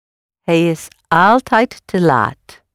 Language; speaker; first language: Dutch; non-native, learner; English